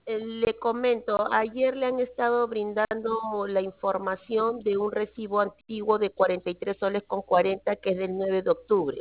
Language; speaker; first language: Spanish; native; Spanish